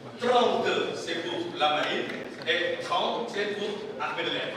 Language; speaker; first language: French; non-native, learner; Indonesian